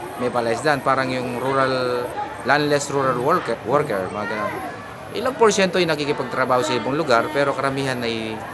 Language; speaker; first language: Filipino; non-native, local second language; Pampanga